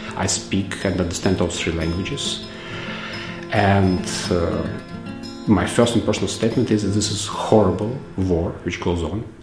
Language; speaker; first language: English; non-native, fluent; Belarusian